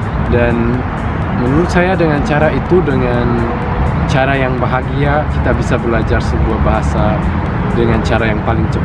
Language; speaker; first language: Indonesian; non-native, fluent; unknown